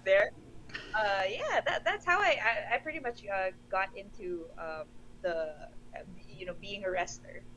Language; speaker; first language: English; non-native, local second language; Filipino